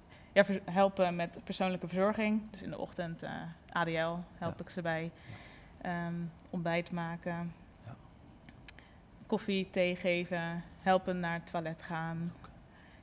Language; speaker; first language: Dutch; native; Dutch